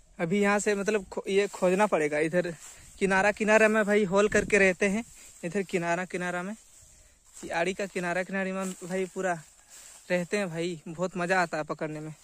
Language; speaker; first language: Hindi; non-native, local second language; Santali